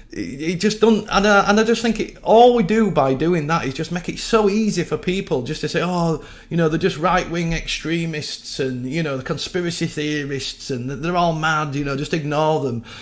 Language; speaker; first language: English; native; English